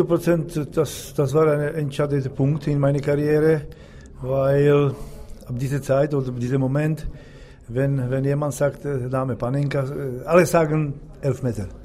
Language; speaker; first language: German; non-native, learner; Czech